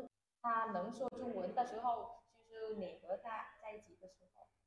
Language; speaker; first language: Chinese; non-native, fluent; Vietnamese